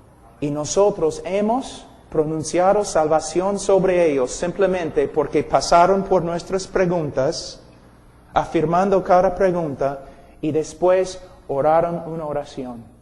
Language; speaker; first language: Spanish; non-native, fluent; English